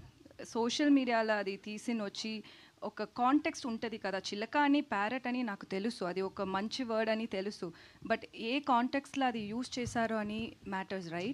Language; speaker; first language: Telugu; non-native, fluent; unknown